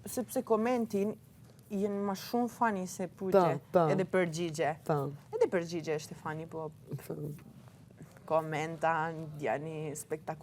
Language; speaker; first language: Albanian; early bilingual, heritage; Italian